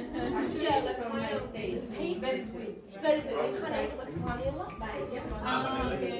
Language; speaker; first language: English; non-native, learner; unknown